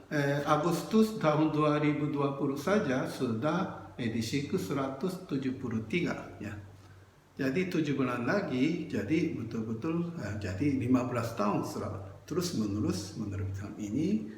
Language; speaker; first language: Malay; non-native, fluent; Japanese